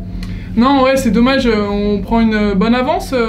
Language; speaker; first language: French; native; French